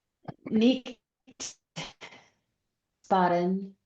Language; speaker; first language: German; non-native, learner; English